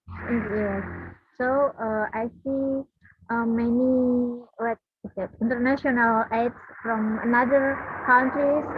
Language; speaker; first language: English; non-native, learner; Indonesian